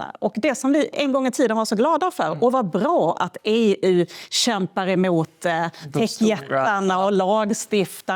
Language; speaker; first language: Swedish; native; Swedish